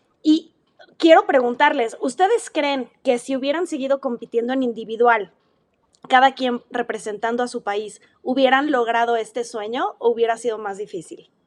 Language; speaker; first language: Spanish; native; Spanish